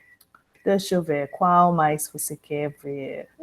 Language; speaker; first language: Portuguese; non-native, fluent; English